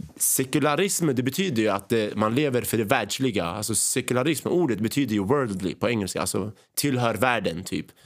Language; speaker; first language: Swedish; early bilingual, other home language; Arabic